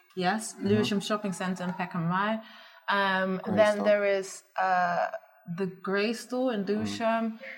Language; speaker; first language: English; early bilingual, other home language; Dutch